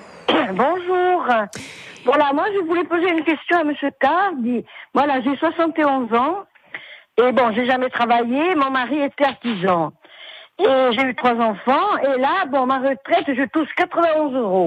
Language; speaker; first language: French; native; French